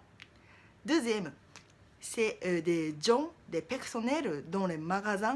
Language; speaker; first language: French; non-native, learner; Japanese